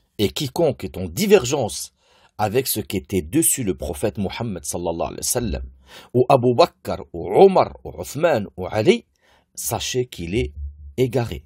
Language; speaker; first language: French; native; French